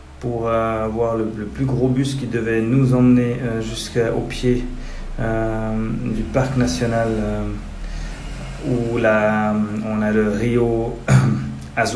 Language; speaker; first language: French; native; French